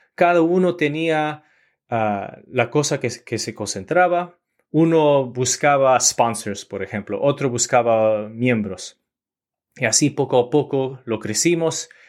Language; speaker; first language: Spanish; early bilingual, heritage; Spanish